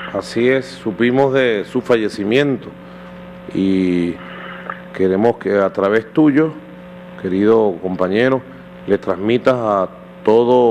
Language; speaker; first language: Spanish; native; Spanish